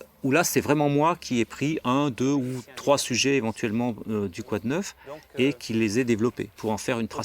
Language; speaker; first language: French; native; French